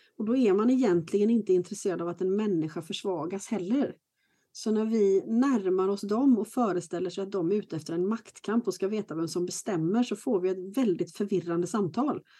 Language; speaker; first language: Swedish; native; Swedish